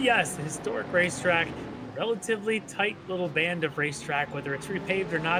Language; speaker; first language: English; native; English